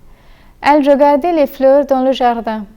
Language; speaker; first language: French; non-native, fluent; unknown